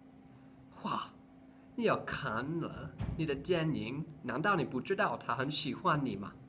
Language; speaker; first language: Chinese; non-native, learner; English